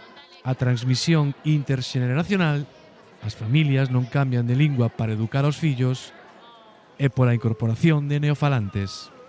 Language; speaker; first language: Galician; native; Galician